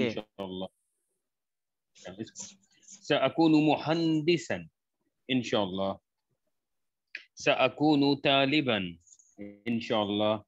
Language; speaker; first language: Arabic; non-native, learner; Urdu